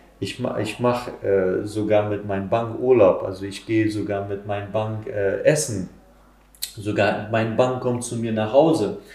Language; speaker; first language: German; non-native, fluent; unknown